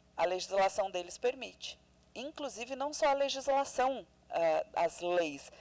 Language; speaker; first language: Portuguese; non-native, local second language; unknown